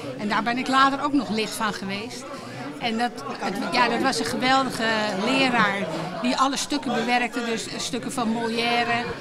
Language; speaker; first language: Dutch; native; Dutch